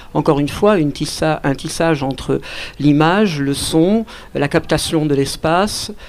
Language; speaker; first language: French; early bilingual, other home language; Catalan